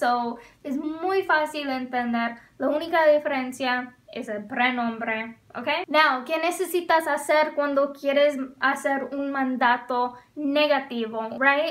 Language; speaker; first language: Spanish; non-native, fluent; English